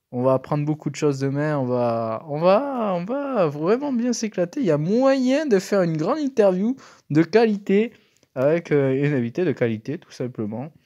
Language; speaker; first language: French; native; French